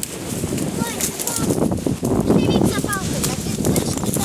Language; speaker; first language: Russian; native; Russian